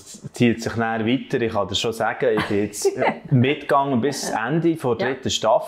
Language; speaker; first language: German; native; German